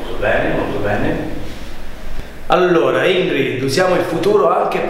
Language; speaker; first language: Italian; native; Italian